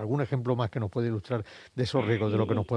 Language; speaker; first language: Spanish; native; Spanish